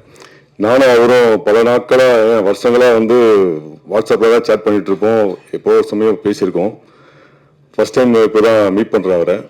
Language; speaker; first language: Tamil; native; Tamil